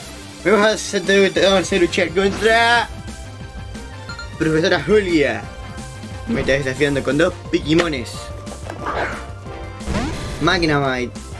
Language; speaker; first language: Spanish; native; Spanish